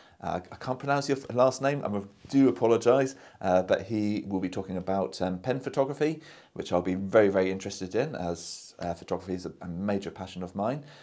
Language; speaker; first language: English; native; English